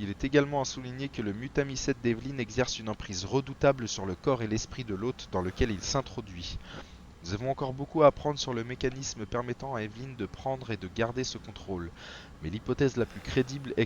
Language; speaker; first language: French; native; French